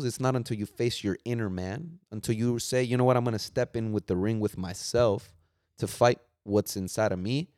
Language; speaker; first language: English; early bilingual, other home language; Spanish